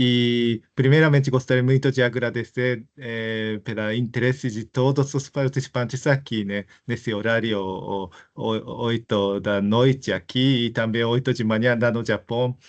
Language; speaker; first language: Portuguese; non-native, fluent; Japanese